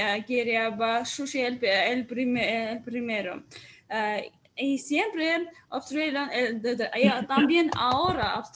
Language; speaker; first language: Spanish; non-native, fluent; Armenian